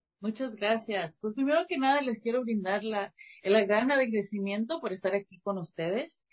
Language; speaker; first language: Spanish; early bilingual, heritage; Spanish